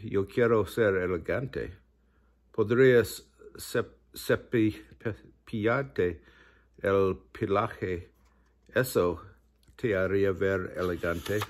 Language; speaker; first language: Spanish; non-native, learner; English